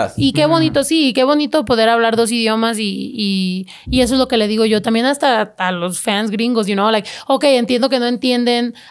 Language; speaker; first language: Spanish; early bilingual, heritage; Spanish